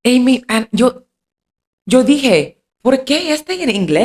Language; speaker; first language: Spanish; non-native, learner; English